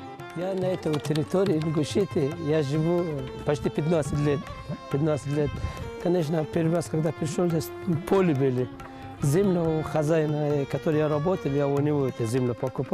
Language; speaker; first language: Russian; non-native, learner; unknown